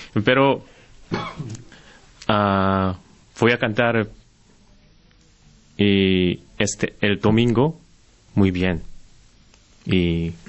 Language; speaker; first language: Spanish; non-native, learner; Korean